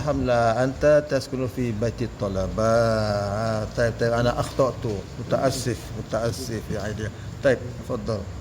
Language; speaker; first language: Arabic; non-native, fluent; Malay